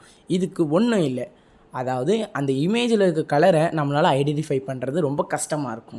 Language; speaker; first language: Tamil; native; Tamil